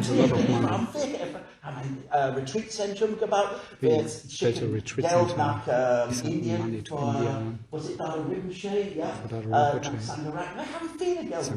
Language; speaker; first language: German; non-native, learner; English